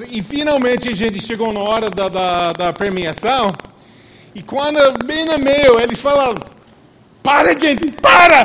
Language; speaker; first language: Portuguese; non-native, fluent; English